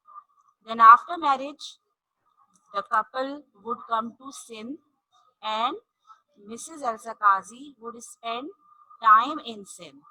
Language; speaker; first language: English; non-native, local second language; Urdu